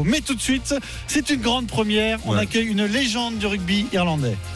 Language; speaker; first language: French; native; French